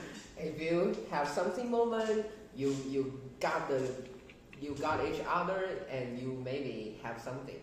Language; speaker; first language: English; non-native, learner; Chinese